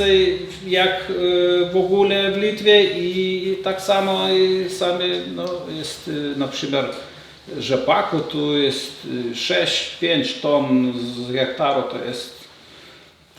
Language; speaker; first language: Polish; non-native, learner; Lithuanian